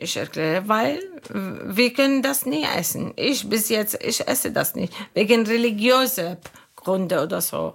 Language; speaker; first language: German; non-native, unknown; Arabic